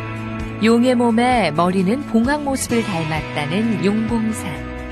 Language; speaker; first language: Korean; native; Korean